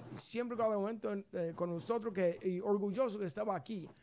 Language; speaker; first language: Spanish; non-native, learner; English